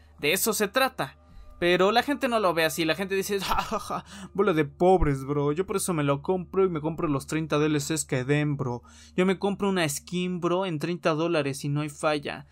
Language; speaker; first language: Spanish; native; Spanish